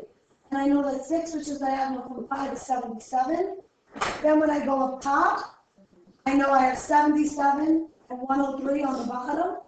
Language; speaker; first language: English; native; English